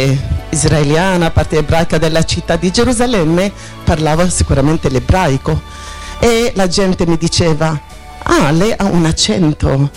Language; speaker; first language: Italian; non-native, fluent; Arabic